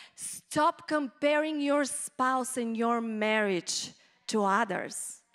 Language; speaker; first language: English; non-native, fluent; Bulgarian